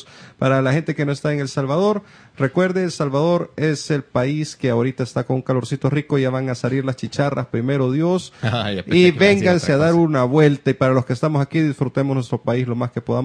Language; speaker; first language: Spanish; native; Spanish